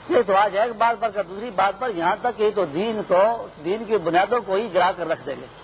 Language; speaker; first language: Urdu; non-native, local second language; Pashto